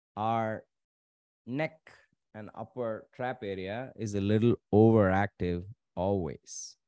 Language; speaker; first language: English; non-native, local second language; Tamil